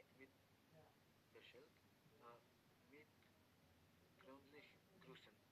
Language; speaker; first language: German; non-native, learner; Macedonian